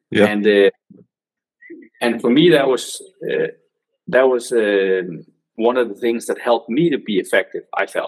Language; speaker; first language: English; non-native, fluent; Danish